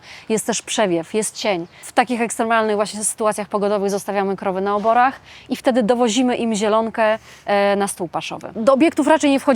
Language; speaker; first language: Polish; native; Polish